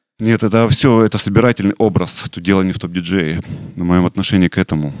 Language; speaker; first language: Russian; native; Russian